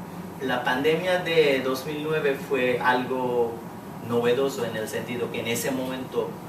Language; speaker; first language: Spanish; non-native, fluent; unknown